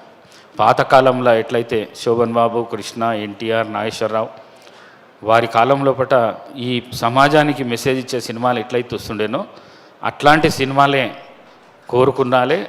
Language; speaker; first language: Telugu; native; Telugu